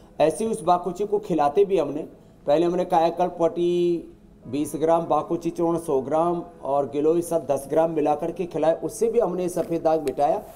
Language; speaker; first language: Hindi; native; Hindi